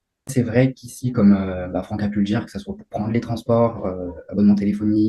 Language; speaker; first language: French; native; French